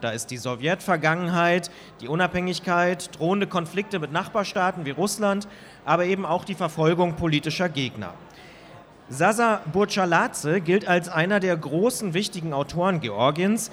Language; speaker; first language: German; native; German